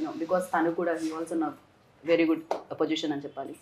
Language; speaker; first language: Telugu; native; Telugu